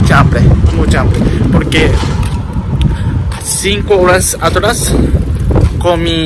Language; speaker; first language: Spanish; non-native, learner; Japanese